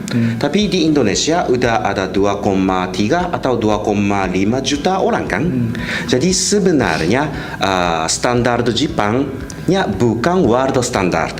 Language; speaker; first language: Indonesian; non-native, fluent; Japanese